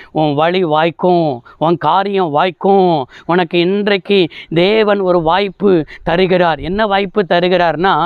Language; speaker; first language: Tamil; native; Tamil